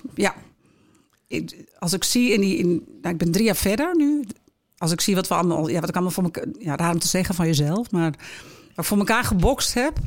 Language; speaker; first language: Dutch; native; Dutch